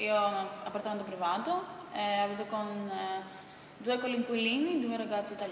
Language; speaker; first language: Italian; non-native, learner; Greek